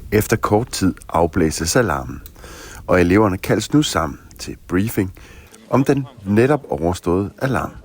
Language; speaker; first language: Danish; native; Danish